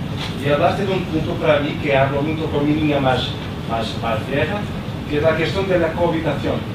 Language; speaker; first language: Spanish; non-native, learner; Portuguese